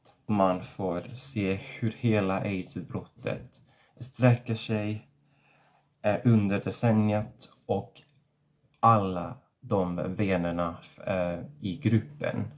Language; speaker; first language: Swedish; non-native, fluent; Catalan